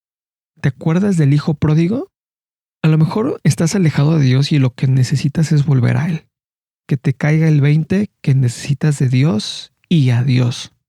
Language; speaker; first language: Spanish; native; Spanish